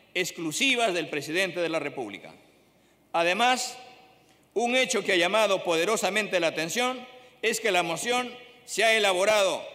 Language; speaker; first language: Spanish; native; Spanish